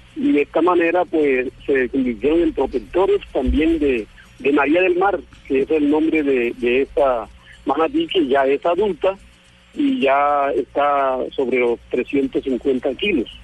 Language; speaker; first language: Spanish; native; Spanish